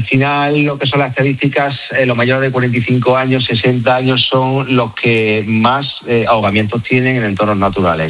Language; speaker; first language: Spanish; native; Spanish